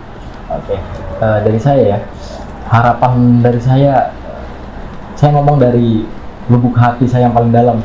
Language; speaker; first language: Indonesian; non-native, local second language; Javanese